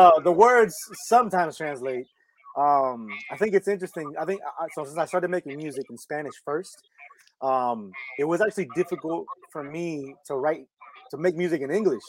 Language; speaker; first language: English; early bilingual, other home language; Spanish